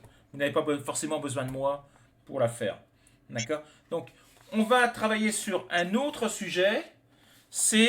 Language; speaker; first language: French; native; French